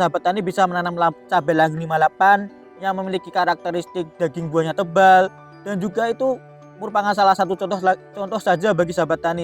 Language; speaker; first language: Indonesian; native; Indonesian